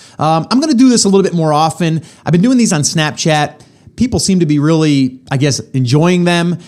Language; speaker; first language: English; native; English